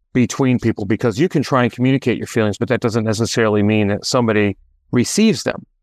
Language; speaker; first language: English; native; English